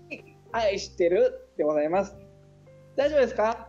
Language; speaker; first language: Japanese; native; Japanese